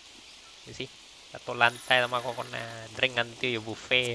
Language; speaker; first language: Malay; non-native, local second language; Chinese